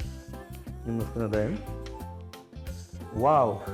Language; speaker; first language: Russian; native; Russian